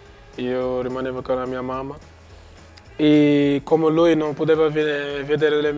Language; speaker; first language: Italian; non-native, learner; Portuguese